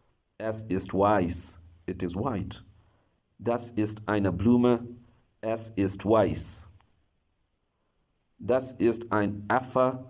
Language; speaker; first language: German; non-native, fluent; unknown